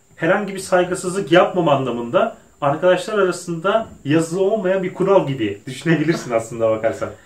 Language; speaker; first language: Turkish; native; Turkish